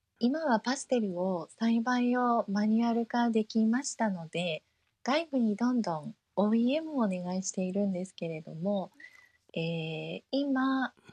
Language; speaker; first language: Japanese; early bilingual, heritage; Japanese